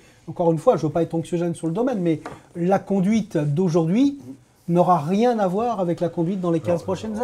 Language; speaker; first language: French; native; French